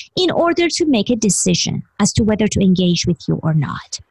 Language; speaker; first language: English; non-native, fluent; Persian